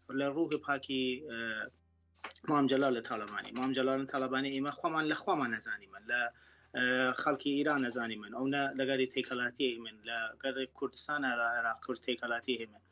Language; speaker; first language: Central Kurdish; non-native, local second language; Southern Kurdish